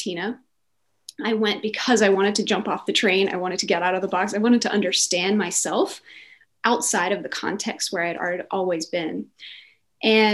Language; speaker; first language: English; native; English